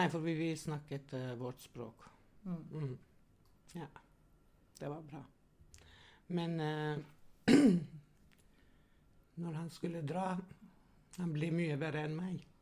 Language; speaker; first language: Norwegian; non-native, fluent; Albanian